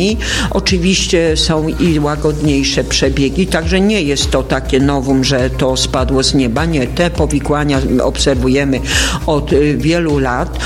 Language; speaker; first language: Polish; native; Polish